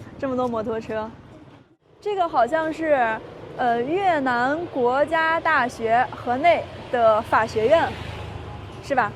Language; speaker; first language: Chinese; native; Chinese